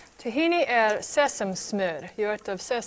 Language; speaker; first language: Swedish; non-native, fluent; English